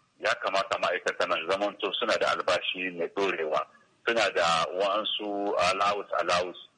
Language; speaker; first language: Hausa; native; Hausa